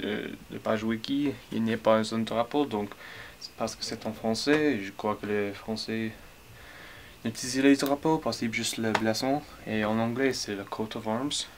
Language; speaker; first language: French; non-native, learner; English